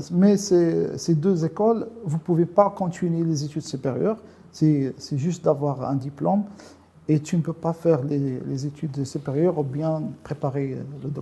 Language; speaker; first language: French; non-native, local second language; Arabic